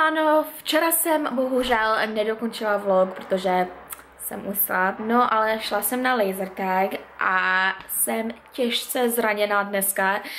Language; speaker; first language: Czech; early bilingual, heritage; Czech